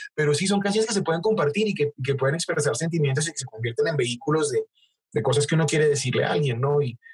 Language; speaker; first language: Spanish; native; Spanish